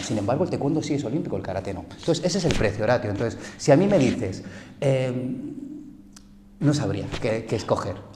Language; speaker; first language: Spanish; early bilingual, other home language; Korean